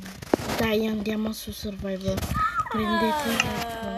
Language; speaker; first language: Italian; early bilingual, other home language; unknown